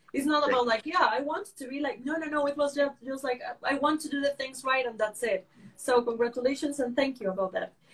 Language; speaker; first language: English; non-native, fluent; Spanish